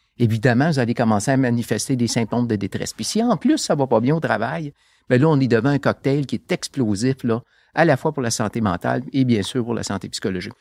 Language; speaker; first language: French; native; French